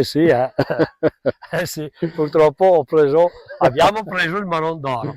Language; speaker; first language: Italian; non-native, local second language; Venetian